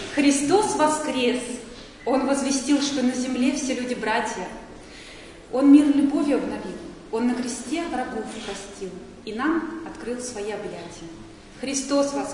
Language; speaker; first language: Russian; native; Russian